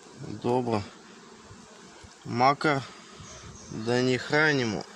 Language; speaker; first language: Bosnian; non-native, learner; Russian